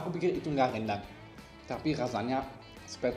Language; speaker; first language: Indonesian; non-native, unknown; German